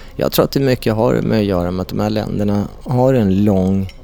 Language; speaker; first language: Swedish; native; Swedish